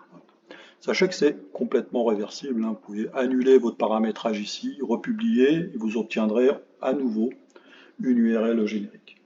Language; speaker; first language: French; native; French